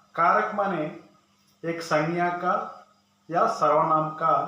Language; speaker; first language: Hindi; non-native, local second language; Telugu